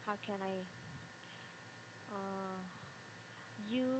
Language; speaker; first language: English; non-native, fluent; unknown